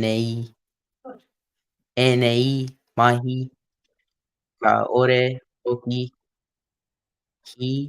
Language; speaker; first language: Māori; non-native, learner; English